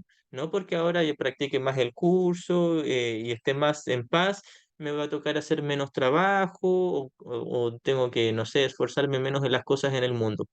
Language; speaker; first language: Spanish; native; Spanish